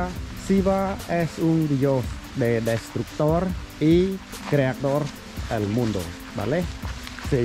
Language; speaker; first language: Spanish; non-native, learner; Khmer